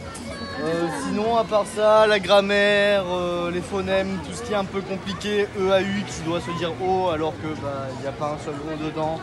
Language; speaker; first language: French; native; French